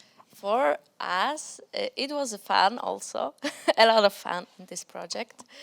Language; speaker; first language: English; non-native, learner; Polish